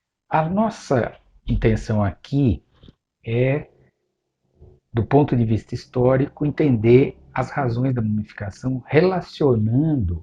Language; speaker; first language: Portuguese; native; Portuguese